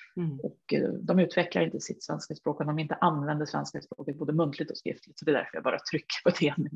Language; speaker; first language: Swedish; native; Swedish